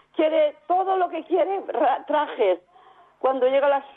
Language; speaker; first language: Spanish; native; Spanish